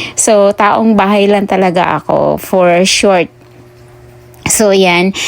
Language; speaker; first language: Filipino; non-native, local second language; Cebuano